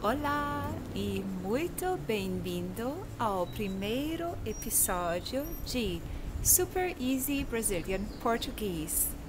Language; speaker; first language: Portuguese; non-native, fluent; Croatian